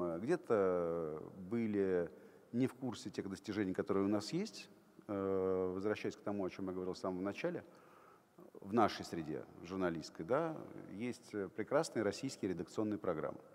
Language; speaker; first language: Russian; native; Russian